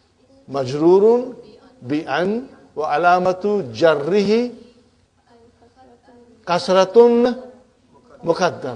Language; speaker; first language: Arabic; non-native, fluent; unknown